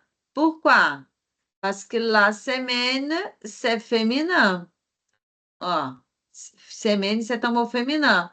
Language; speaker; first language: French; non-native, fluent; Portuguese